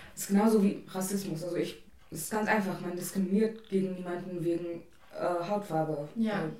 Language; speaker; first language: German; non-native, fluent; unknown